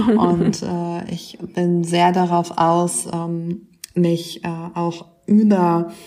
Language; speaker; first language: German; native; German